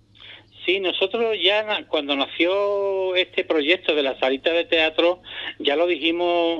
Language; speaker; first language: Spanish; native; Spanish